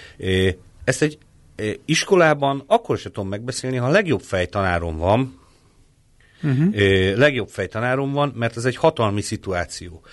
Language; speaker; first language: Hungarian; native; Hungarian